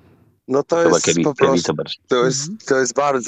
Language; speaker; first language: Polish; non-native, learner; English